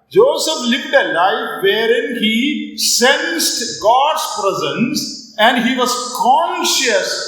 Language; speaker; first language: English; non-native, local second language; Malayalam